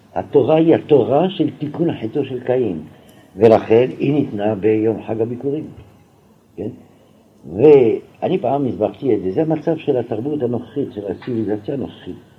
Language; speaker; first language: Hebrew; non-native, fluent; French